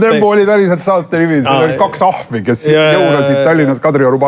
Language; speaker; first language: Estonian; native; Estonian